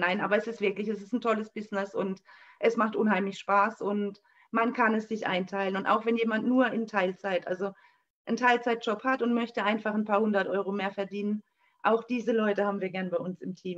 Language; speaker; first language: German; native; German